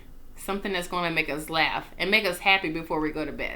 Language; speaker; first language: English; native; English